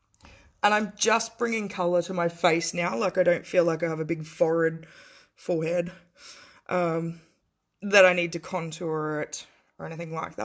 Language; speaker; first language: English; native; English